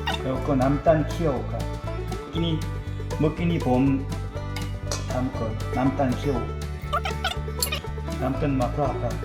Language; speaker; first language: Thai; non-native, learner; Korean